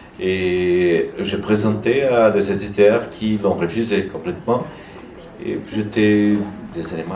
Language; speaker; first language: French; non-native, learner; Portuguese